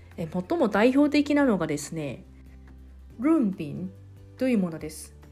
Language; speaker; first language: Japanese; non-native, fluent; Chinese